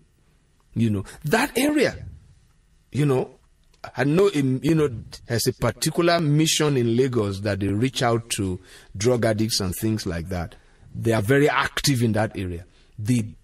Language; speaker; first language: English; non-native, local second language; Yoruba